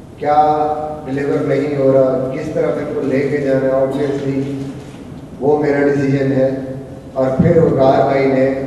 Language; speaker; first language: Urdu; non-native, local second language; Punjabi